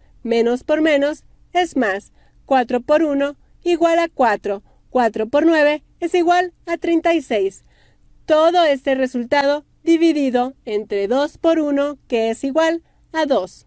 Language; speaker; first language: Spanish; native; Spanish